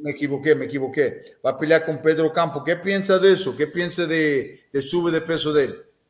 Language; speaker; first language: Spanish; non-native, fluent; English